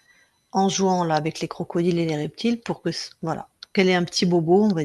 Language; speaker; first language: French; native; French